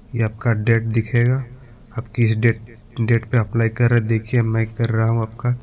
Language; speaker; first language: Hindi; native; Hindi